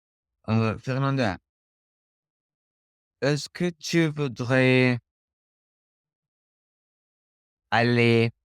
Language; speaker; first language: French; non-native, learner; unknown